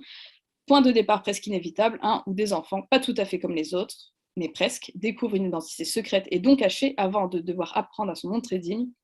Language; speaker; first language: French; native; French